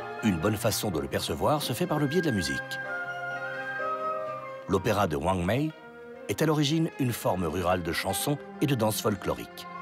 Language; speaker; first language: French; native; French